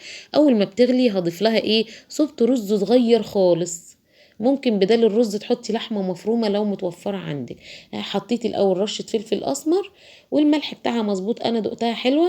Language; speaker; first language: Arabic; native; Arabic